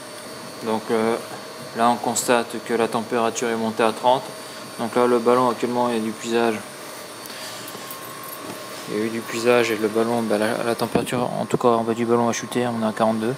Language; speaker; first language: French; native; French